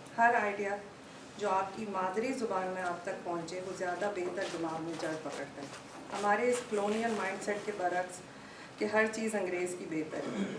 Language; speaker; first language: Urdu; native; Urdu